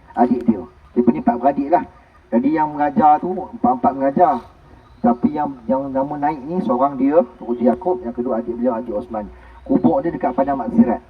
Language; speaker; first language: Malay; native; Malay